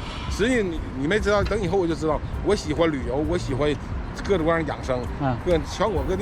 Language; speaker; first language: Chinese; native; Chinese